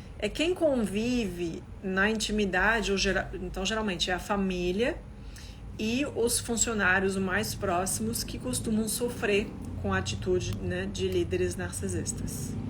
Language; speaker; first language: Portuguese; non-native, fluent; French